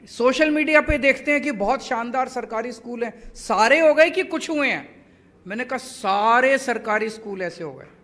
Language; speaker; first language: Hindi; native; Hindi